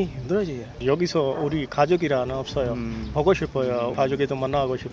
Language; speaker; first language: Korean; non-native, learner; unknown